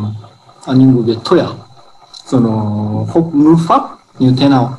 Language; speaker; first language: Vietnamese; non-native, learner; Japanese